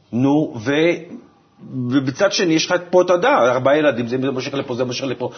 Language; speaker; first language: Hebrew; native; Hebrew